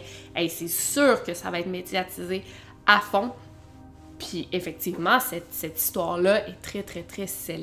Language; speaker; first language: French; native; French